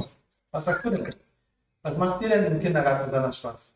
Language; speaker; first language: German; native; German